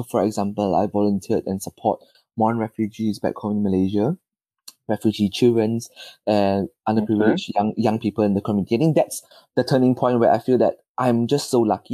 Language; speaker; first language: English; non-native, local second language; Chinese